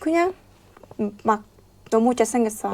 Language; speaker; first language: Korean; non-native, learner; Vietnamese